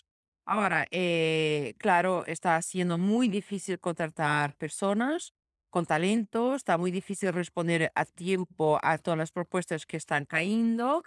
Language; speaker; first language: Spanish; non-native, fluent; Portuguese